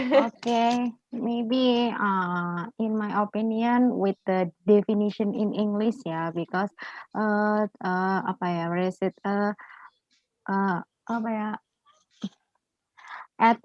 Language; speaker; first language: English; non-native, learner; Indonesian